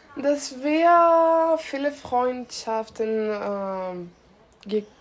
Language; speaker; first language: German; non-native, learner; Greek